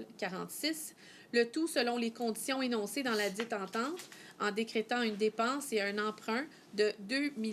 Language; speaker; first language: French; native; French